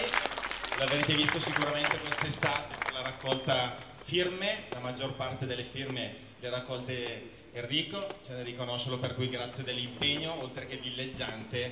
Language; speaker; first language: Italian; native; Italian